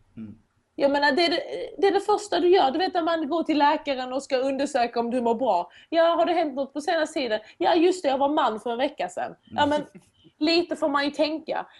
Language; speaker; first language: Swedish; early bilingual, other home language; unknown